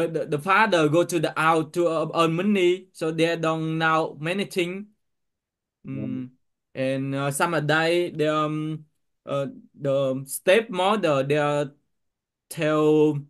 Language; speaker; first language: English; non-native, learner; Vietnamese